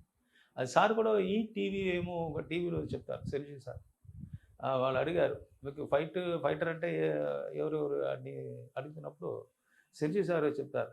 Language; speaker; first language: Telugu; non-native, learner; Tamil